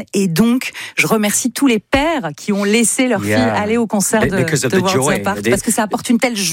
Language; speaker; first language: French; native; French